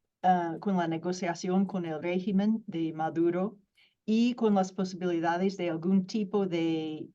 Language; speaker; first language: Spanish; non-native, fluent; English